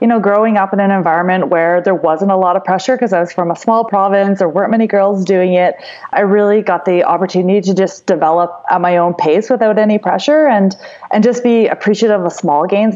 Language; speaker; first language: English; native; English